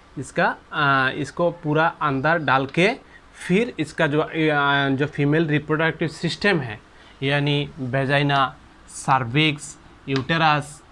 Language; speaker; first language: Hindi; non-native, local second language; Bangla